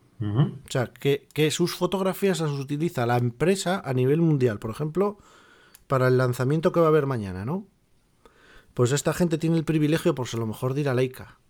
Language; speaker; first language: Spanish; native; Spanish